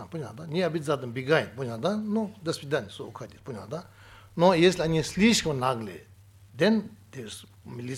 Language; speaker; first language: Russian; non-native, learner; Tibetan